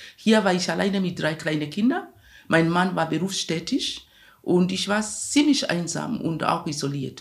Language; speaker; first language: German; non-native, fluent; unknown